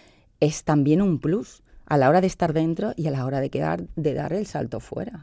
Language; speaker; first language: Spanish; native; Spanish